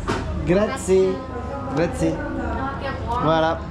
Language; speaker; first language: Italian; non-native, learner; French